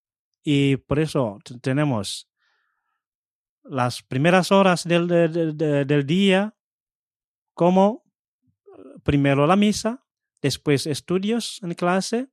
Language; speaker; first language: Spanish; non-native, fluent; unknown